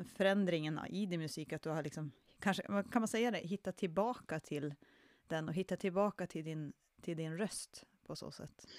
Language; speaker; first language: Swedish; native; Swedish